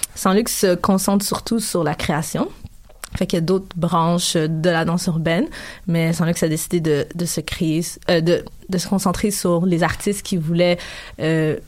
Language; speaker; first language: French; early bilingual, other home language; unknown